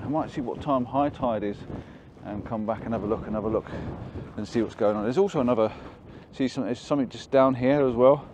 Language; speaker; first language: English; native; English